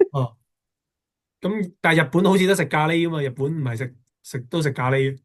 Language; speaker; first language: Chinese; native; Chinese